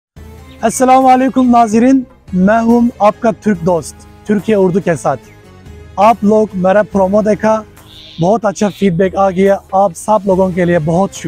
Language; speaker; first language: Hindi; non-native, learner; Turkish